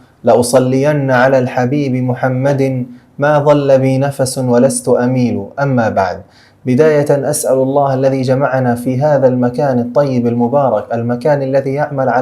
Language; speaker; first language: Arabic; native; Arabic